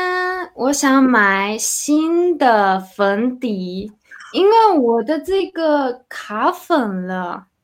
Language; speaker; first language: Chinese; non-native, learner; Spanish